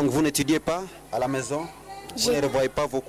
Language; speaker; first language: French; non-native, local second language; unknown